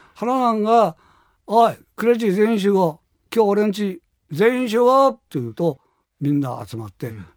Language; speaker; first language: Japanese; native; Japanese